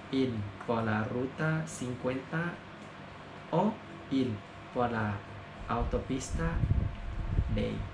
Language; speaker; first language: Spanish; non-native, learner; Thai